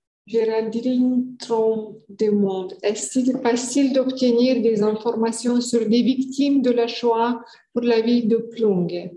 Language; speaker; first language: French; non-native, fluent; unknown